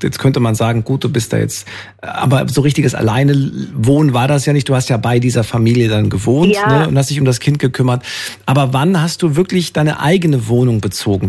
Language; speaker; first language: German; native; German